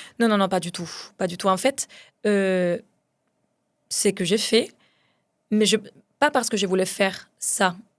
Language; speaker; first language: French; non-native, fluent; Spanish